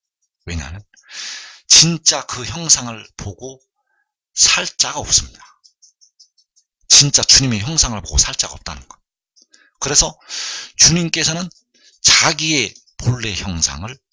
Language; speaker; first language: Korean; native; Korean